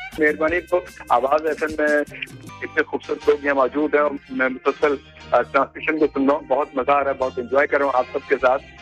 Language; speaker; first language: Urdu; native; Urdu